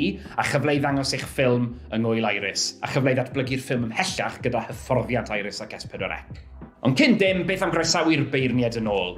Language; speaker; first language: Welsh; native; Welsh